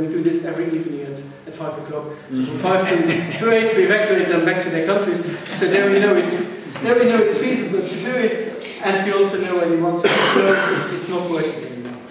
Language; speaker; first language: English; non-native, fluent; Luxembourgish